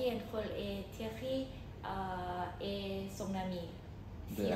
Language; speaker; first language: French; non-native, fluent; Thai